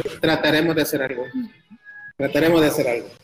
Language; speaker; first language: Spanish; native; Spanish